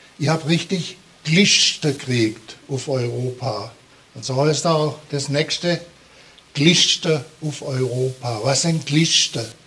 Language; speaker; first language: German; native; German